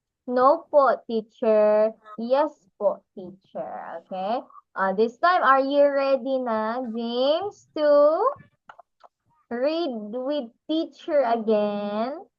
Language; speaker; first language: English; non-native, local second language; Filipino